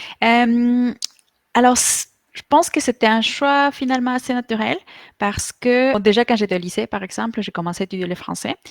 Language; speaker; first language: French; non-native, fluent; Spanish